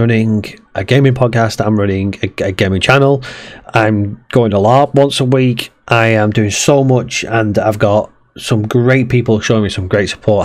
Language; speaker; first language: English; native; English